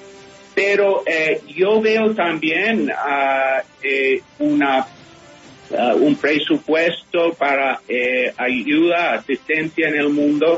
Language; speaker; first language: Spanish; non-native, fluent; English